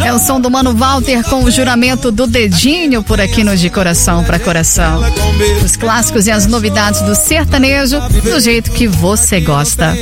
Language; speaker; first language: Portuguese; native; Portuguese